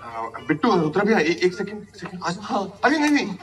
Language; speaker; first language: Hindi; native; Hindi